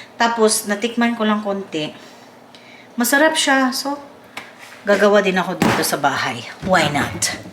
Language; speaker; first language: Filipino; non-native, local second language; Cebuano